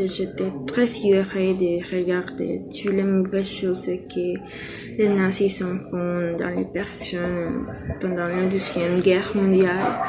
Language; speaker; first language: French; non-native, learner; Spanish